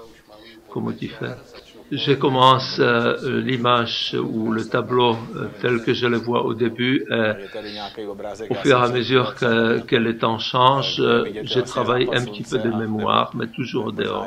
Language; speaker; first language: French; non-native, fluent; Czech